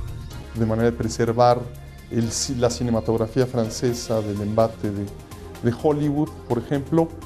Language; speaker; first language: Spanish; native; Spanish